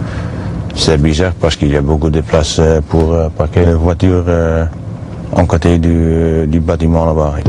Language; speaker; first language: French; non-native, learner; Dutch